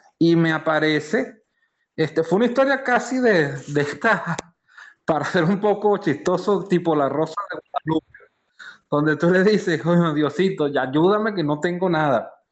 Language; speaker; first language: Spanish; native; Spanish